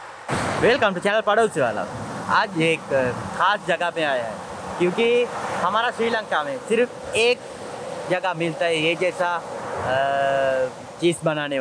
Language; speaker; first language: Hindi; non-native, fluent; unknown